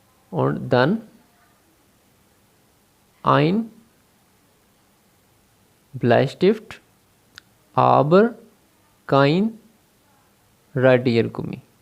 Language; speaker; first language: German; non-native, fluent; Urdu